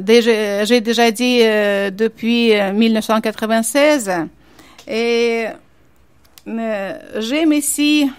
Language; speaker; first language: French; non-native, fluent; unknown